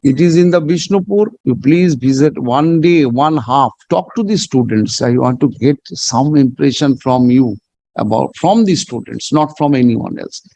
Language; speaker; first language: English; non-native, local second language; Bangla